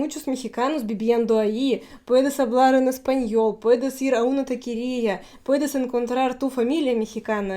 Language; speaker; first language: Spanish; non-native, learner; Russian